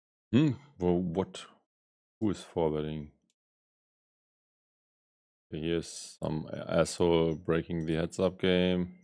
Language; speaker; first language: English; non-native, fluent; German